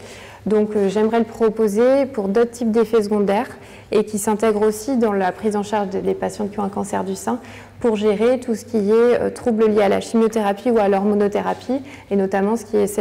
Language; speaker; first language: French; native; French